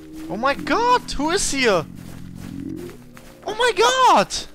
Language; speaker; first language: English; non-native, learner; German